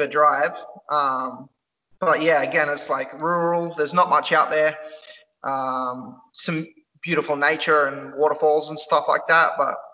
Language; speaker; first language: English; native; English